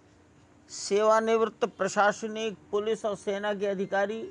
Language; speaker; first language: Hindi; native; Hindi